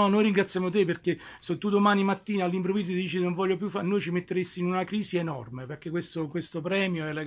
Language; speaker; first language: Italian; native; Italian